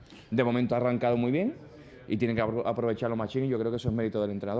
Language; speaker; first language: Spanish; native; Spanish